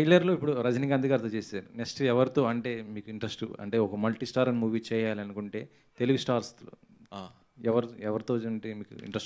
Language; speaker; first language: Telugu; native; Telugu